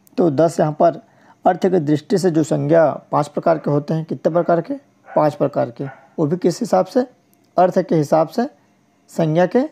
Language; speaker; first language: Hindi; native; Hindi